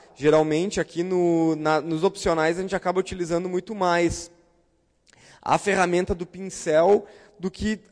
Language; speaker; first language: Portuguese; native; Portuguese